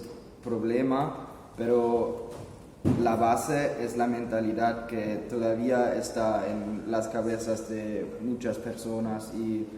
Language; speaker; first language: Spanish; non-native, fluent; German